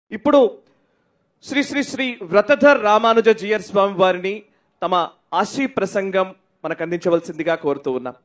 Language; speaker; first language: Hindi; non-native, local second language; Telugu